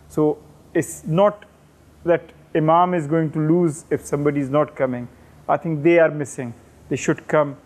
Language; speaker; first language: English; non-native, local second language; Urdu